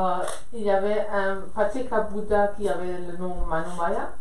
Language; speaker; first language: French; non-native, fluent; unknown